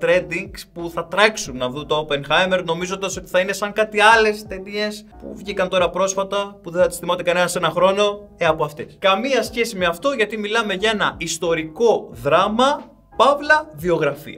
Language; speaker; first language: Greek; native; Greek